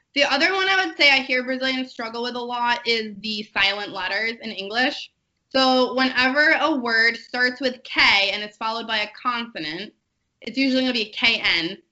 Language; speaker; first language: English; native; English